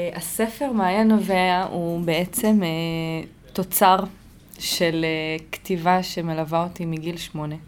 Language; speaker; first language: Hebrew; native; Hebrew